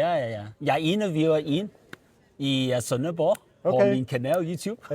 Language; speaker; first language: Danish; non-native, learner; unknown